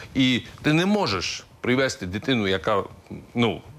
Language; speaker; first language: Ukrainian; non-native, local second language; Russian